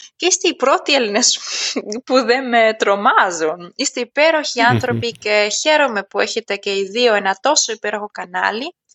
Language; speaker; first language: Greek; non-native, fluent; German